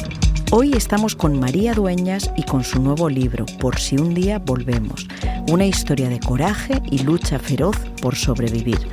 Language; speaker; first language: Spanish; native; Spanish